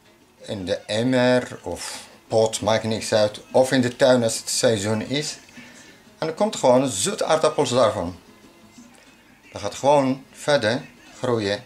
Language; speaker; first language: Dutch; non-native, learner; Arabic